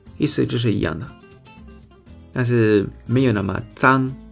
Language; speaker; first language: Chinese; non-native, fluent; Spanish